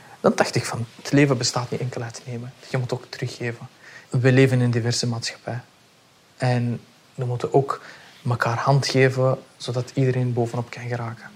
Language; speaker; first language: Dutch; early bilingual, other home language; Pashto